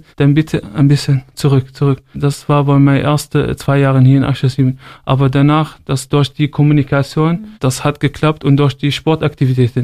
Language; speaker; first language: German; non-native, fluent; Arabic